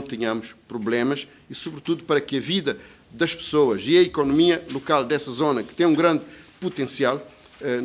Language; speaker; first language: Portuguese; native; Portuguese